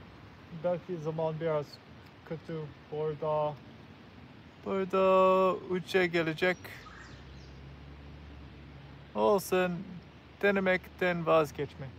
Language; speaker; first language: Turkish; non-native, learner; English